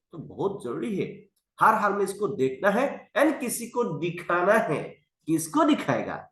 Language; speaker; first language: Hindi; non-native, local second language; Assamese